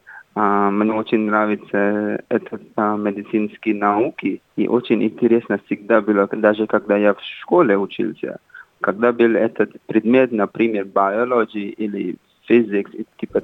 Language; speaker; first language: Russian; non-native, fluent; Hindi